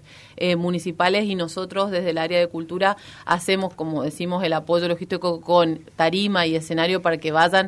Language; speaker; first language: Spanish; native; Spanish